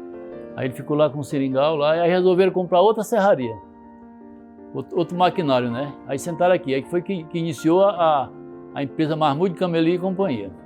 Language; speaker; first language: Portuguese; native; Portuguese